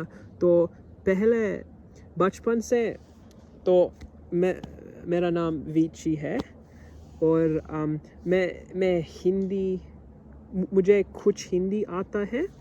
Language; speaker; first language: Hindi; non-native, learner; English